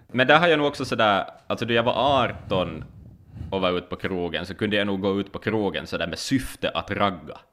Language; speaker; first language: Swedish; native; Swedish